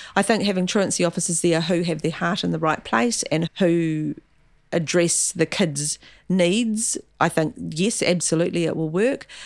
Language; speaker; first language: English; native; English